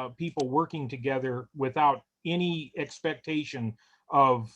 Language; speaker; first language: English; native; English